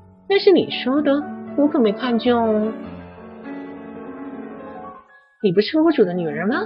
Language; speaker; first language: Chinese; native; Chinese